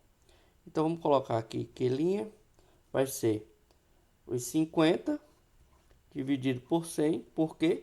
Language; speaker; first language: Portuguese; native; Portuguese